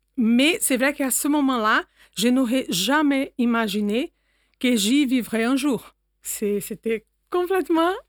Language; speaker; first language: French; non-native, fluent; Portuguese